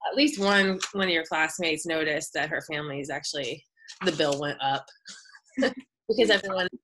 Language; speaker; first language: English; native; English